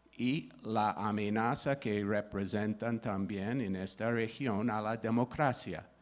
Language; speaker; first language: Spanish; non-native, fluent; English